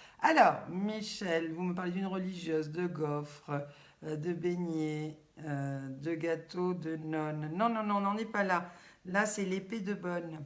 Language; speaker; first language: French; native; French